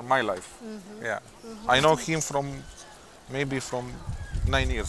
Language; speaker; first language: English; non-native, learner; Romanian